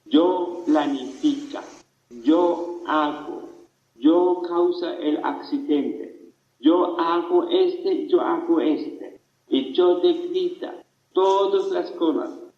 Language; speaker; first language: Spanish; non-native, fluent; German